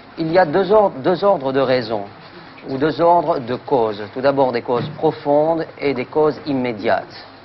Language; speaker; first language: French; native; French